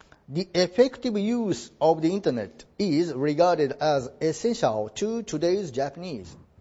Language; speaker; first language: English; non-native, fluent; Japanese